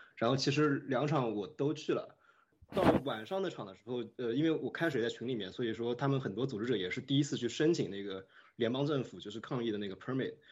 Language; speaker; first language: Chinese; native; Chinese